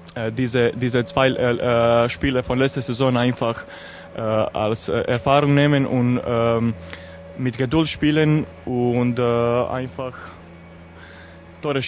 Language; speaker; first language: German; non-native, learner; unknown